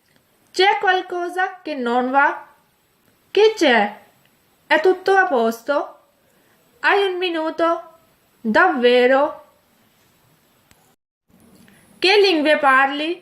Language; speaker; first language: Italian; non-native, fluent; Urdu